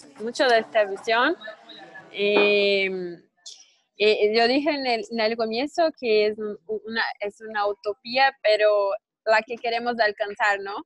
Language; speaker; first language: Spanish; non-native, learner; Portuguese